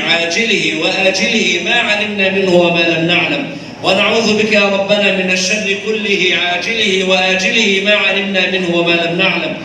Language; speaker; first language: Arabic; native; Arabic